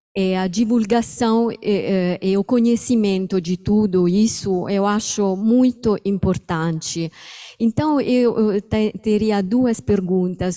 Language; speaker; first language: Portuguese; non-native, fluent; Italian